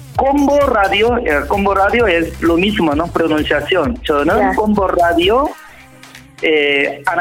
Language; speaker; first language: Spanish; non-native, learner; Korean